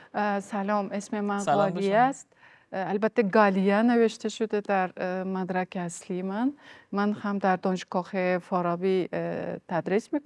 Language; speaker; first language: Persian; non-native, fluent; Kazakh